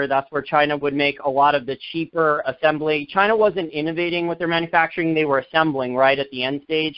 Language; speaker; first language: English; native; English